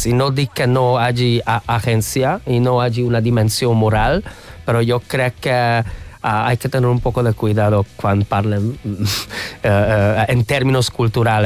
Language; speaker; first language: Catalan; non-native, fluent; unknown